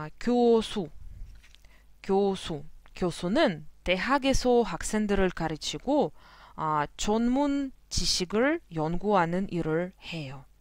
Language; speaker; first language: Korean; non-native, fluent; Russian